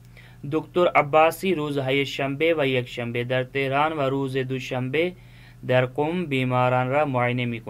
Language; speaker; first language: Persian; non-native, fluent; Urdu